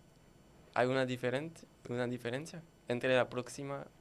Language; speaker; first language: Spanish; non-native, learner; French